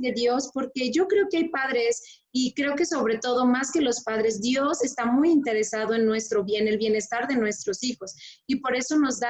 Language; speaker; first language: Spanish; native; Spanish